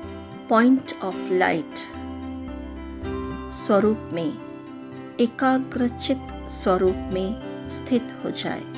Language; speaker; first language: Hindi; native; Hindi